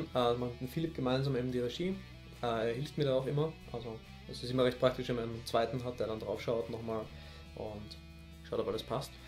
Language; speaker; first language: German; native; German